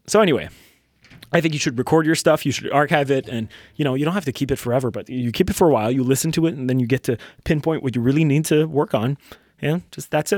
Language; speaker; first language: English; non-native, fluent; French